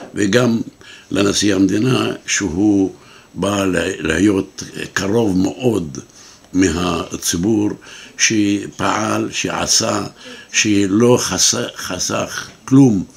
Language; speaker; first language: Hebrew; non-native, local second language; Arabic